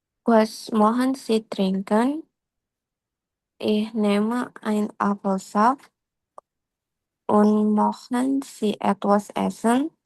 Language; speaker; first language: German; non-native, learner; Indonesian